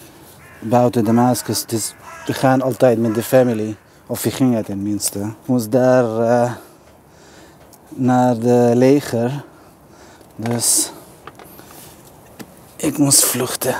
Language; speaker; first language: Dutch; non-native, fluent; Arabic